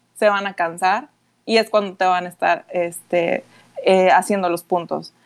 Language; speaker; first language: Spanish; native; Spanish